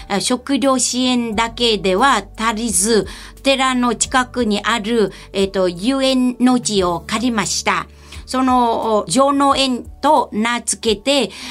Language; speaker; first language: Japanese; non-native, fluent; Vietnamese